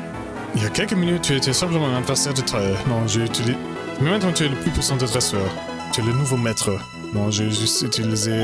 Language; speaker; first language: French; non-native, learner; German